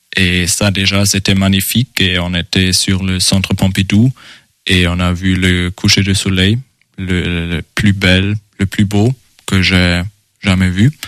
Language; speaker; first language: French; non-native, fluent; German